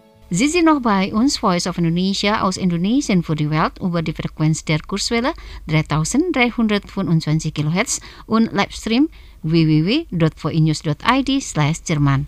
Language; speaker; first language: German; non-native, fluent; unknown